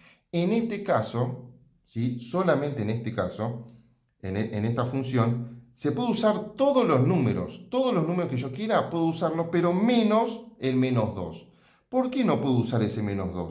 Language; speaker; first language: Spanish; native; Spanish